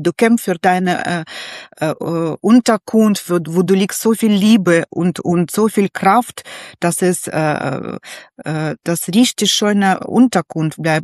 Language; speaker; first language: German; non-native, learner; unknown